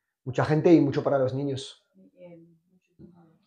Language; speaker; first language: Spanish; non-native, fluent; French